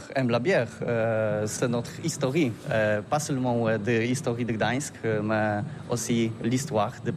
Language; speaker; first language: French; non-native, learner; Polish